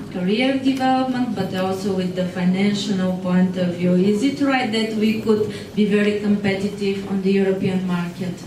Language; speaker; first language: English; non-native, fluent; Bulgarian